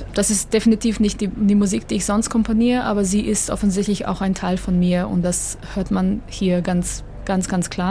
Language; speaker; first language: German; non-native, fluent; Croatian